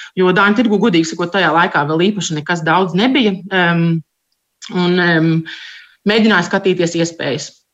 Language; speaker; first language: Latvian; native; Latvian